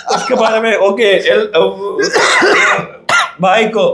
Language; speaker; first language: Hindi; non-native, local second language; Malayalam